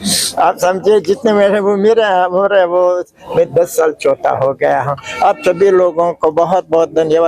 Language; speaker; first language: Hindi; non-native, fluent; Uzbek